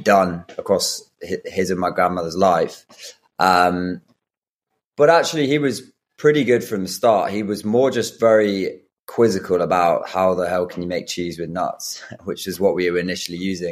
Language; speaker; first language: English; native; English